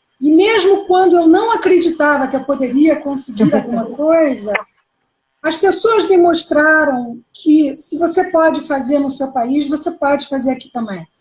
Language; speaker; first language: Portuguese; native; Portuguese